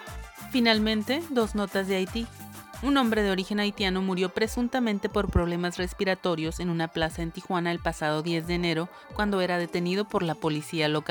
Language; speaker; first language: Spanish; native; Spanish